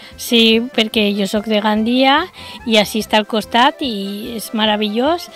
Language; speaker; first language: Catalan; native; Catalan